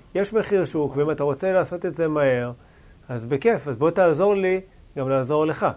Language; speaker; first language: Hebrew; native; Hebrew